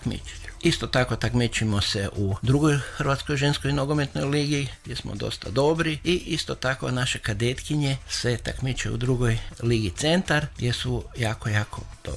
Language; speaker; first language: Serbian; native; Serbian